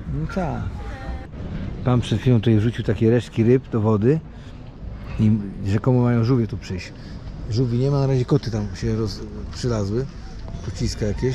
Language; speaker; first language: Polish; native; Polish